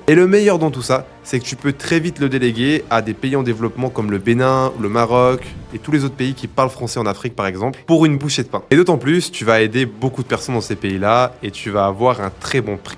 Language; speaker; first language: French; native; French